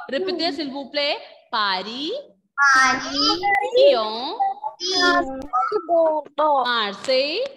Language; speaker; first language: French; non-native, fluent; Malayalam